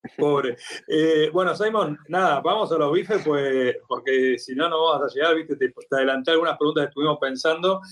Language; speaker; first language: Spanish; native; Spanish